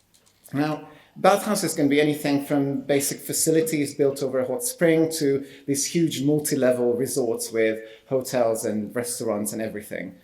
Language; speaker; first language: English; non-native, fluent; Hungarian